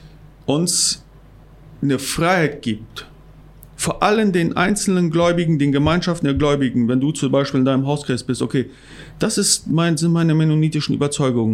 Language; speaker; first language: German; non-native, local second language; Plautdietsch